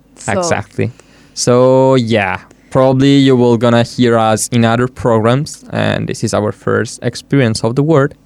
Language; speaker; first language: English; non-native, fluent; Italian